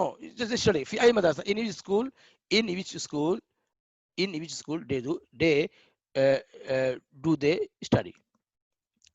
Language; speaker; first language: English; non-native, learner; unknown